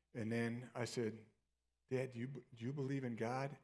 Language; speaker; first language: English; native; English